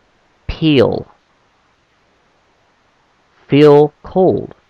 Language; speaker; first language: English; non-native, fluent; Korean